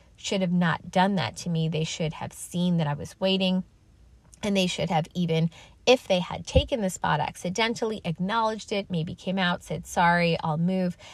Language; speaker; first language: English; native; English